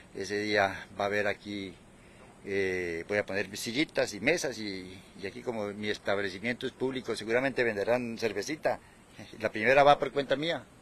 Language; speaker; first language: Spanish; native; Spanish